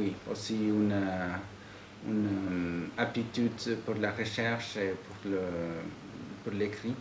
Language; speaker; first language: French; non-native, fluent; Spanish